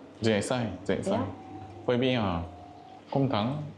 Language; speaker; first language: Vietnamese; non-native, fluent; Korean